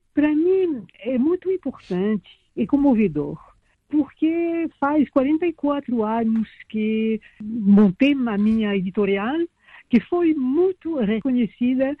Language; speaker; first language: Portuguese; non-native, fluent; French